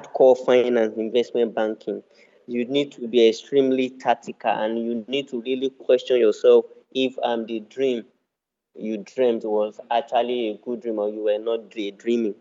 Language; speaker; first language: English; non-native, local second language; Yoruba